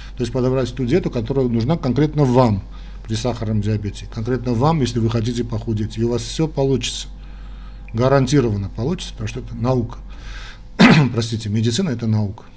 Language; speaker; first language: Russian; non-native, local second language; Armenian